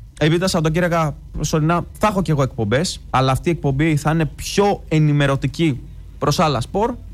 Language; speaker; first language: Greek; native; Greek